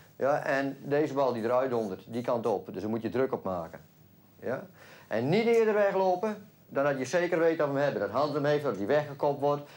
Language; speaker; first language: Dutch; non-native, local second language; Western Frisian